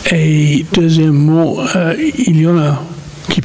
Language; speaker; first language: French; non-native, fluent; English